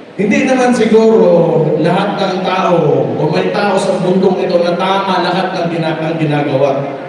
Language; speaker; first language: Filipino; non-native, local second language; Cebuano